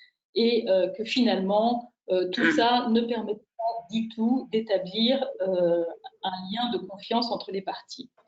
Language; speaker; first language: French; native; French